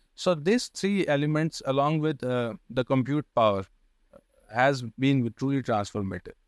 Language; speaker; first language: English; non-native, local second language; Hindi